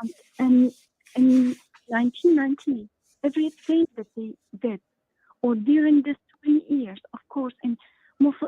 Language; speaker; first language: English; non-native, learner; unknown